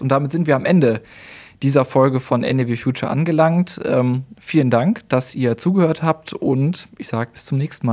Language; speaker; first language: German; native; German